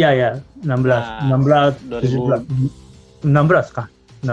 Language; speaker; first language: Indonesian; non-native, learner; Japanese